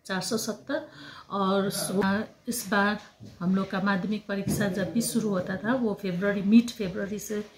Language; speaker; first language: Hindi; non-native, local second language; Nepali